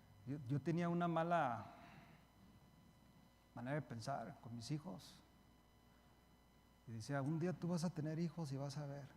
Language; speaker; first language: Spanish; early bilingual, heritage; Spanish